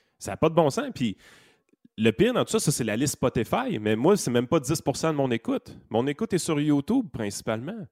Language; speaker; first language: French; native; French